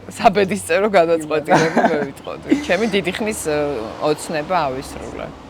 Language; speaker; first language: Georgian; native; Georgian